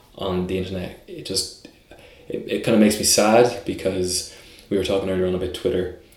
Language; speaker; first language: English; native; English